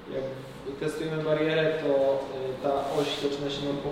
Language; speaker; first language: Polish; native; Polish